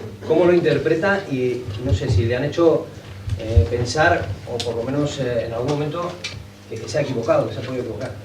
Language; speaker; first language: Spanish; native; Spanish